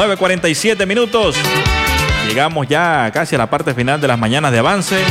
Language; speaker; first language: Spanish; native; Spanish